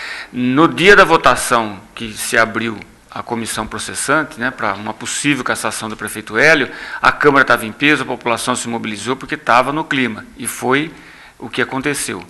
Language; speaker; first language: Portuguese; native; Portuguese